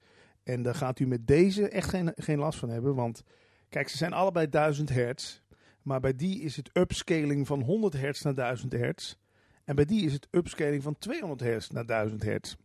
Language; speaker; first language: Dutch; native; Dutch